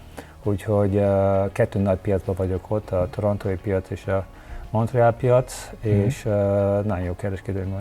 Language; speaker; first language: Hungarian; early bilingual, heritage; Hungarian